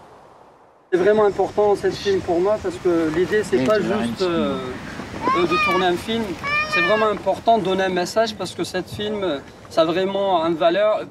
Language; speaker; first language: French; non-native, fluent; Kurdish